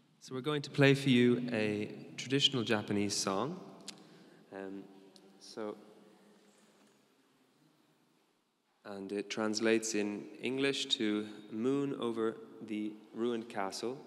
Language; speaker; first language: English; native; English